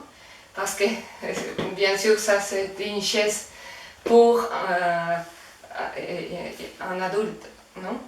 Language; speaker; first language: French; non-native, fluent; Spanish